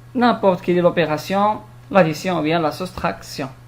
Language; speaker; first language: French; non-native, local second language; Arabic